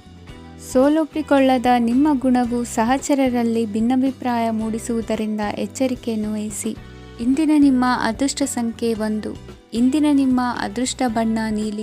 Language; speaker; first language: Kannada; native; Kannada